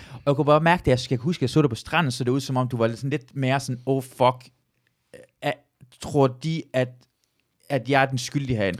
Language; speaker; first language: Danish; early bilingual, other home language; Persian